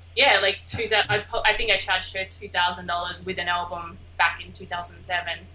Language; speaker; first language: English; native; English